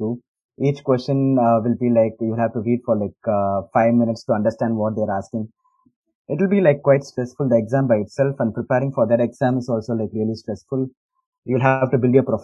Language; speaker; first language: English; non-native, local second language; Tamil